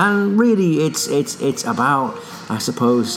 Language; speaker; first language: English; native; English